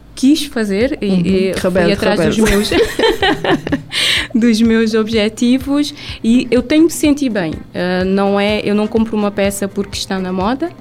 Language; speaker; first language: Portuguese; non-native, local second language; Kabuverdianu